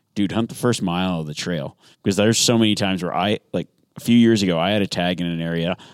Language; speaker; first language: English; native; English